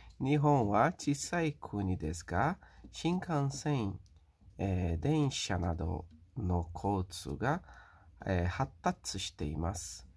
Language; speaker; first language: Japanese; non-native, learner; Portuguese